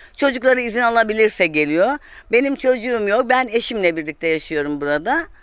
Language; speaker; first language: Turkish; native; Turkish